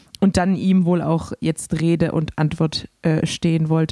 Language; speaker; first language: German; native; German